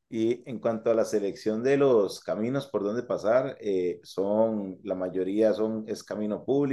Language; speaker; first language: Spanish; native; Spanish